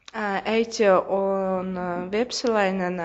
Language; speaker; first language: Finnish; non-native, learner; Russian